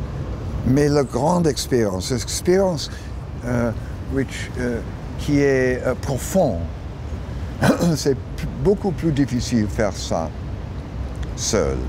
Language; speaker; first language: French; non-native, learner; English